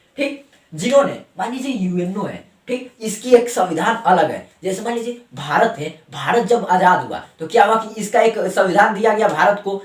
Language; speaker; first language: Hindi; native; Hindi